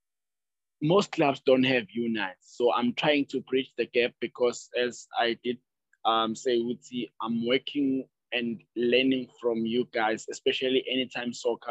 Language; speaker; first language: English; non-native, local second language; Zulu